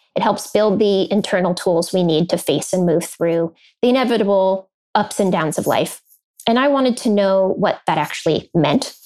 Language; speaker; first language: English; native; English